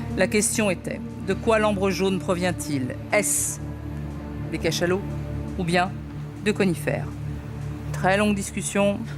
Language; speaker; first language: French; native; French